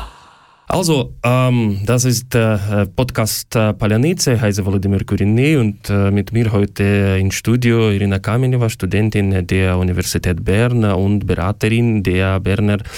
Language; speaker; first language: German; non-native, learner; Ukrainian